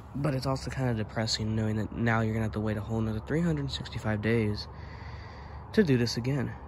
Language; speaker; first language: English; native; English